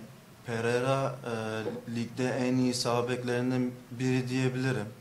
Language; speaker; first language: Turkish; early bilingual, heritage; English